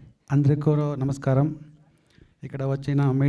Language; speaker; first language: Telugu; non-native, learner; Kannada